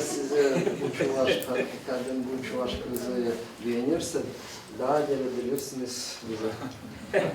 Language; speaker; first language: Turkish; non-native, fluent; Chuvash